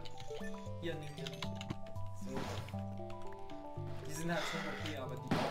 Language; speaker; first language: German; native; German